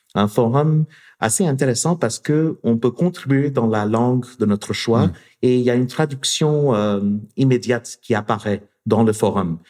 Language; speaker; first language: French; non-native, fluent; English